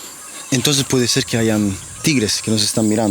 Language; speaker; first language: Spanish; non-native, learner; Italian